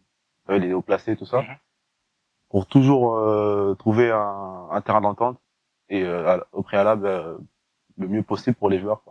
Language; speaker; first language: French; native; French